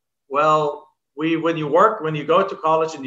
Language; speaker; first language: English; non-native, fluent; German